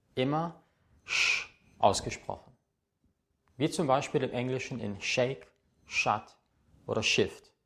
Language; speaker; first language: German; native; German